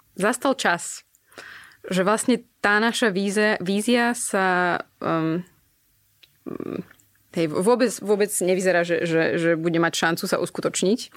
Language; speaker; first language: Slovak; native; Slovak